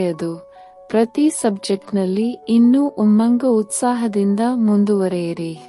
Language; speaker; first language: Kannada; native; Kannada